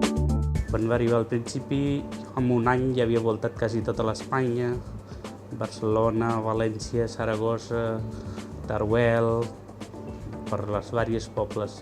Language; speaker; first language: Catalan; non-native, learner; Punjabi